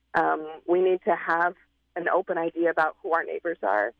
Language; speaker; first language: English; native; English